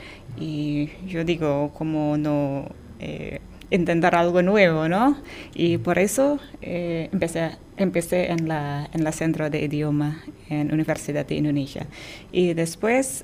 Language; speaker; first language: Spanish; non-native, fluent; Indonesian